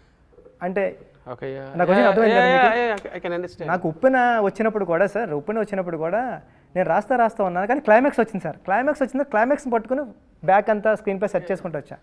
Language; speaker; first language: Telugu; native; Telugu